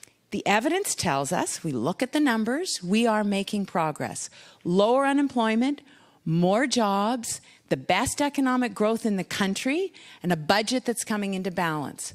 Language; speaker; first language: English; native; English